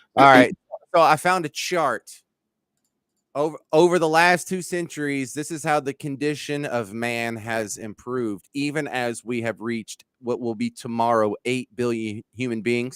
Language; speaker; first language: English; native; English